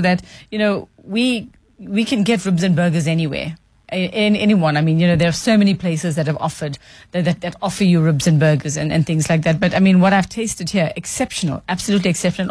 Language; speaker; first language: English; native; English